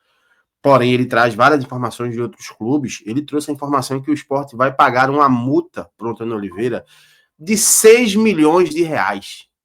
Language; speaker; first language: Portuguese; native; Portuguese